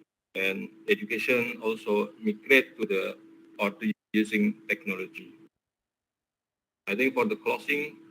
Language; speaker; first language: English; non-native, learner; Indonesian